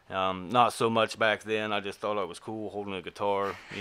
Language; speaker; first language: English; native; English